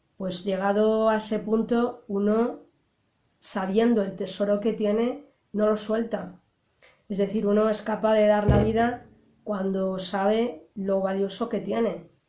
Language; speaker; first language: Spanish; native; Spanish